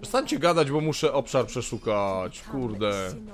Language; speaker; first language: Polish; native; Polish